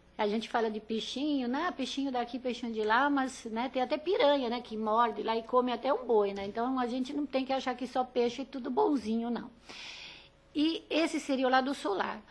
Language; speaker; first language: Portuguese; early bilingual, other home language; Italian